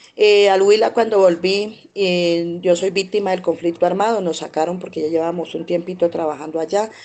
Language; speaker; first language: Spanish; native; Spanish